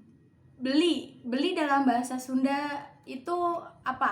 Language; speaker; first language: Indonesian; non-native, local second language; Javanese